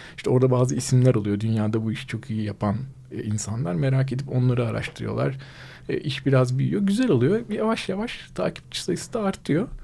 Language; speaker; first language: Turkish; native; Turkish